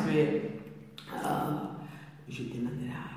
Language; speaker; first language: French; non-native, learner; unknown